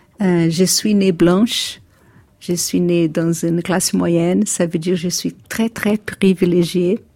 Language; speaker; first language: French; non-native, fluent; Portuguese